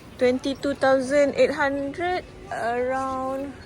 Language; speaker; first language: English; non-native, learner; Malay